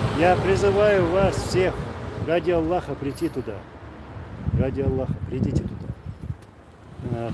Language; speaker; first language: Russian; non-native, local second language; Chechen